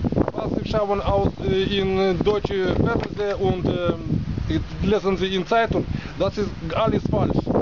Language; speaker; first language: German; non-native, learner; Russian